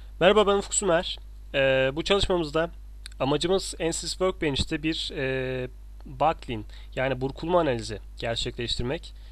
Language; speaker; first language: Turkish; native; Turkish